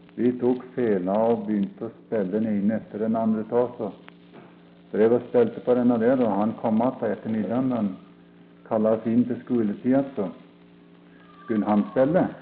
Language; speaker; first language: Norwegian; early bilingual, heritage; Norwegian